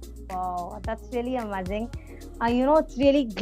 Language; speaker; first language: English; non-native, learner; Hindi